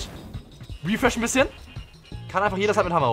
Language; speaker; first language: German; native; German